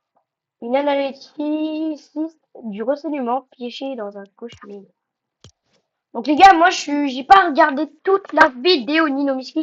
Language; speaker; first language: French; native; French